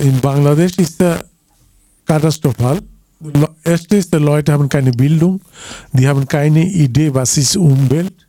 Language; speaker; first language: German; non-native, learner; Bangla